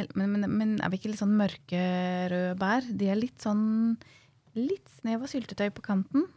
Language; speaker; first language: Norwegian; native; Norwegian